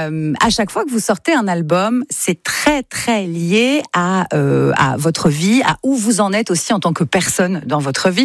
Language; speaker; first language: French; native; French